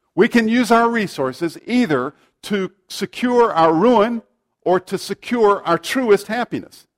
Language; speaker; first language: English; native; English